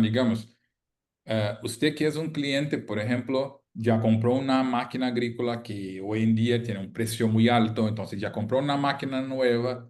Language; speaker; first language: Spanish; non-native, fluent; Portuguese